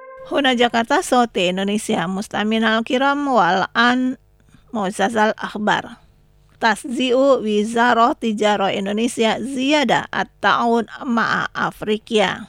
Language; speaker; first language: Arabic; non-native, learner; Indonesian